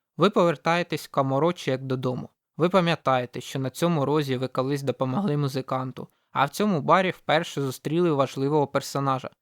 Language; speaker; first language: Ukrainian; native; Ukrainian